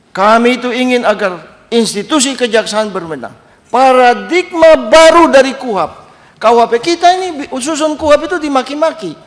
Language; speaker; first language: Indonesian; native; Indonesian